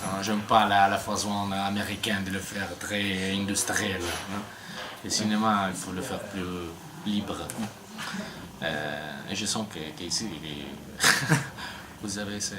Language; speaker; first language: French; non-native, learner; Italian